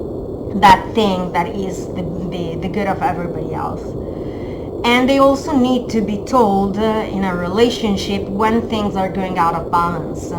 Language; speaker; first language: English; non-native, fluent; Italian